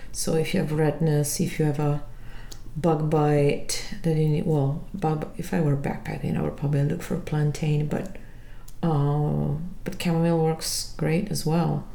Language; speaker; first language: English; non-native, fluent; Italian